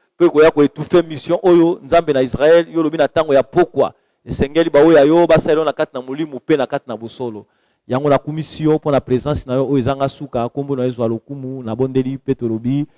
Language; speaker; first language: Lingala; native; Lingala